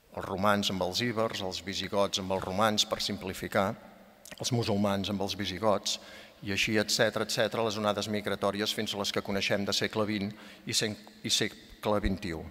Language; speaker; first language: Catalan; native; Catalan